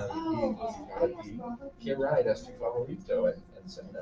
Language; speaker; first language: Spanish; non-native, fluent; English